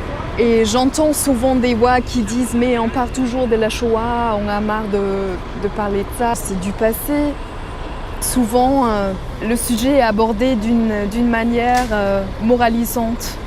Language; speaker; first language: French; non-native, fluent; German